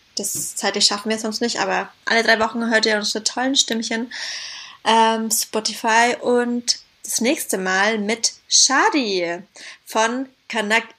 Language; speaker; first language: German; native; German